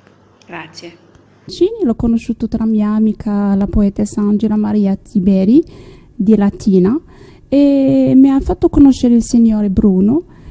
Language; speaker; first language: Italian; non-native, learner; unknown